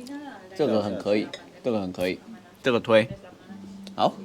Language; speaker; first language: Chinese; native; Chinese